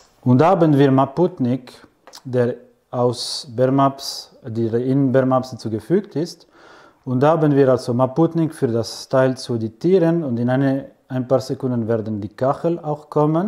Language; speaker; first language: German; non-native, fluent; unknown